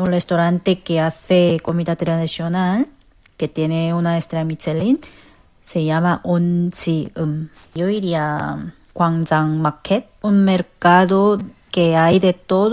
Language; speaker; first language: Spanish; non-native, fluent; Korean